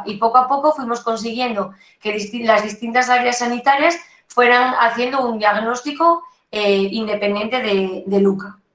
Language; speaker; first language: Spanish; native; Spanish